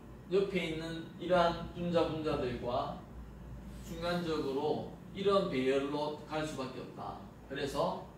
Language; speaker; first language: Korean; native; Korean